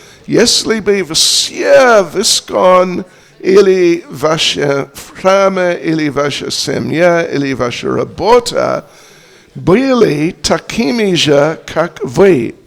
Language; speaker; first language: Russian; non-native, learner; English